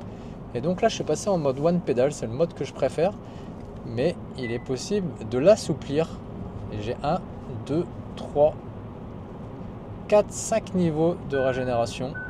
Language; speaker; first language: French; native; French